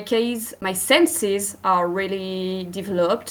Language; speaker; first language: English; non-native, fluent; French